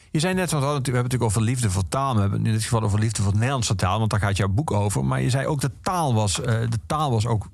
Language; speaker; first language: Dutch; native; Dutch